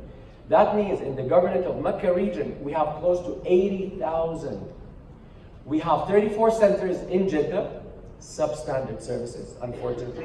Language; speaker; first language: English; non-native, fluent; Arabic